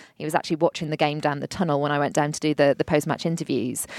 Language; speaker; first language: English; native; English